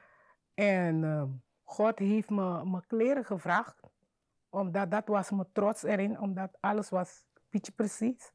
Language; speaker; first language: Dutch; non-native, fluent; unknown